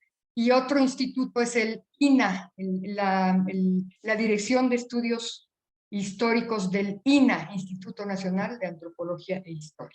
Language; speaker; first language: Spanish; native; Spanish